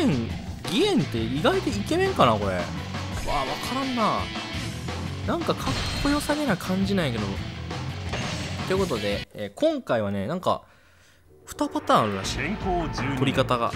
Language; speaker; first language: Japanese; native; Japanese